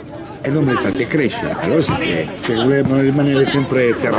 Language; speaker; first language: Italian; native; Italian